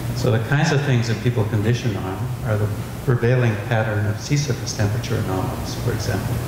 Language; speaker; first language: English; native; English